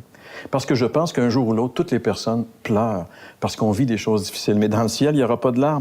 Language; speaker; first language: French; native; French